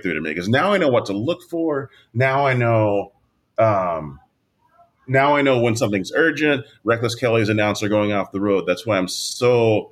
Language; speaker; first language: English; native; English